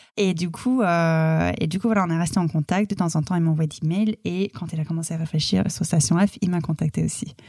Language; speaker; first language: French; non-native, fluent; English